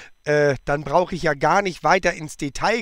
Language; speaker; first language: German; native; German